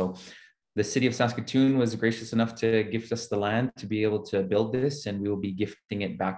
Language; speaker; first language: English; native; English